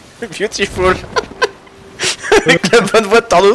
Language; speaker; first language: French; native; French